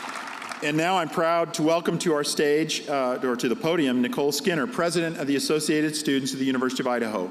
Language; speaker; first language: English; native; English